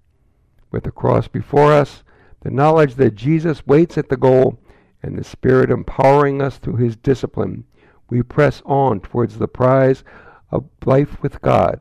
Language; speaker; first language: English; native; English